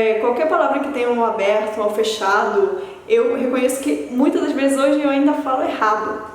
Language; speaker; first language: Portuguese; early bilingual, other home language; Spanish